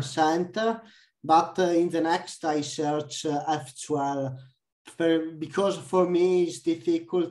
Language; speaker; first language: English; non-native, learner; Italian